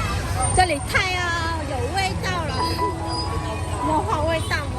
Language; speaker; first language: Chinese; non-native, learner; Vietnamese